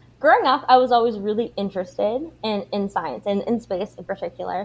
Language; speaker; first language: English; native; English